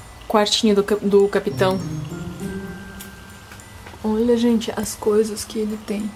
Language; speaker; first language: Portuguese; non-native, fluent; Russian